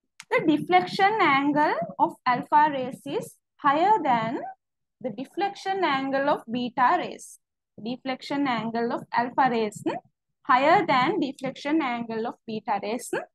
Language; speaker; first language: English; non-native, local second language; Sinhala